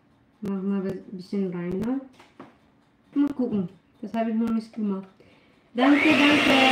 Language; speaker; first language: German; non-native, learner; Filipino